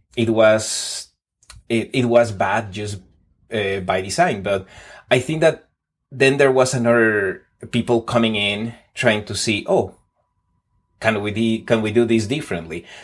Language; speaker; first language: English; non-native, fluent; Spanish